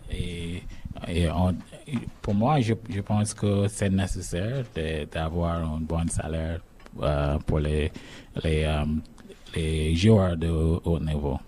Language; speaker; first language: French; non-native, learner; English